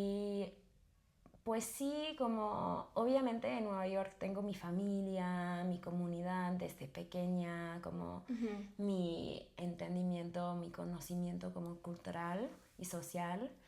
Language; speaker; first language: Spanish; non-native, fluent; English